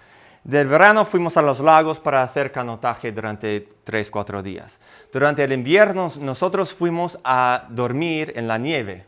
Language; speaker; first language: Spanish; non-native, fluent; English